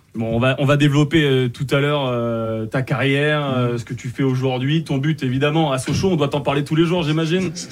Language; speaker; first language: French; native; French